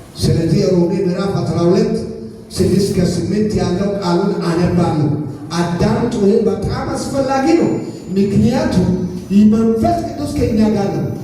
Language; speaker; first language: Amharic; non-native, local second language; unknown